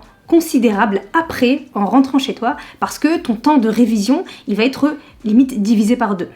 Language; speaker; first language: French; native; French